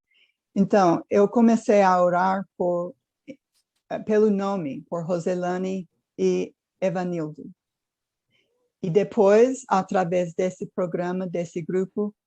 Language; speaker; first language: Portuguese; non-native, fluent; English